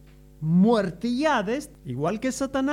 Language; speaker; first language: Spanish; native; Spanish